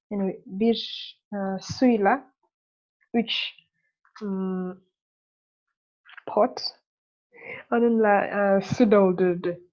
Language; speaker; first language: Turkish; non-native, learner; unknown